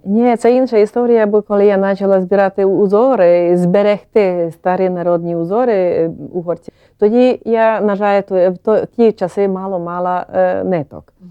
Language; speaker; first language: Ukrainian; non-native, local second language; Hungarian